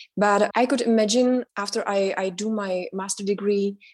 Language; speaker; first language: English; non-native, fluent; Czech